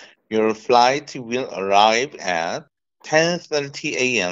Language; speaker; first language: English; non-native, learner; Korean